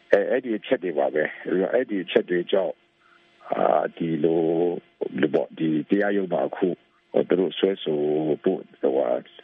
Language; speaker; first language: Burmese; non-native, local second language; Kachin